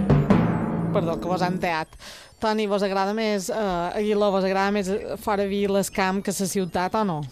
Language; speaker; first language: Catalan; native; Catalan